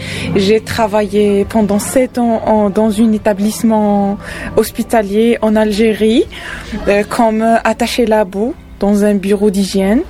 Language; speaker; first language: French; non-native, local second language; Arabic